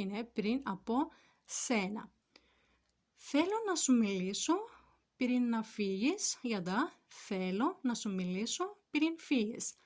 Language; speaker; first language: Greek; non-native, fluent; Turkish